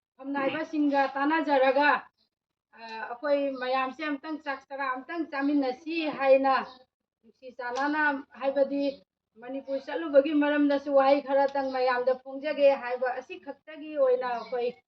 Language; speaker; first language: Manipuri; native; Manipuri